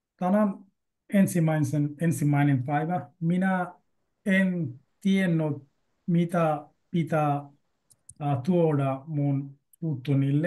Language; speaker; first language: Finnish; non-native, learner; Bangla